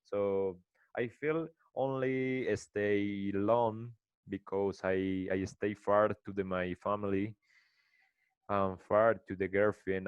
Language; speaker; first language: English; non-native, learner; Spanish